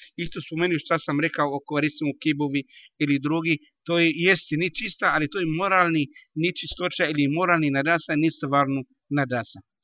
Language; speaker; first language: Bosnian; non-native, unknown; Arabic